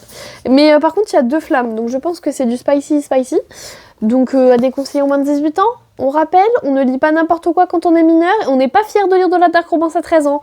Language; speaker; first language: French; native; French